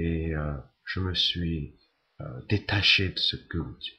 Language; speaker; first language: French; native; French